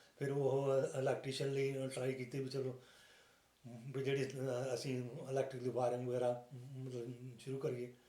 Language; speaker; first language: Punjabi; native; Punjabi